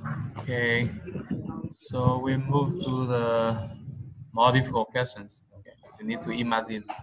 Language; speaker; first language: English; non-native, learner; Vietnamese